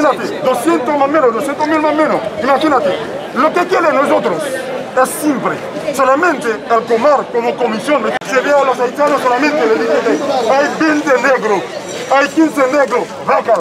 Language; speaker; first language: Spanish; non-native, learner; Haitian Creole